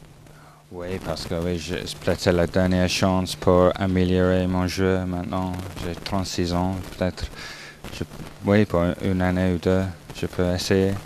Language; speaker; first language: French; non-native, learner; English